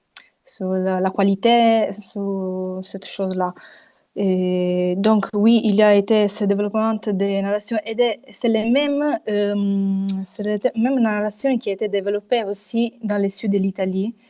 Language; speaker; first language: French; non-native, fluent; Italian